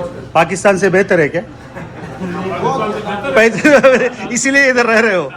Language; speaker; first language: Hindi; non-native, local second language; Telugu